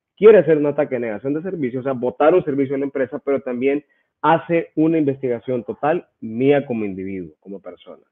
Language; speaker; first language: Spanish; native; Spanish